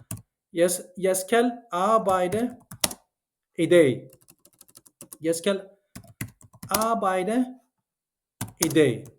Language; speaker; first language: Danish; non-native, learner; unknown